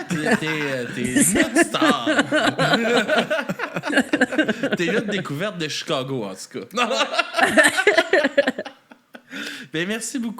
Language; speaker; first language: French; native; French